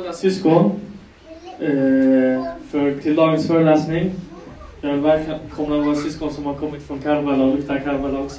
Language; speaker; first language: Swedish; non-native, local second language; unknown